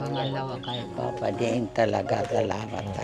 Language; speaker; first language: Filipino; non-native, local second language; Cebuano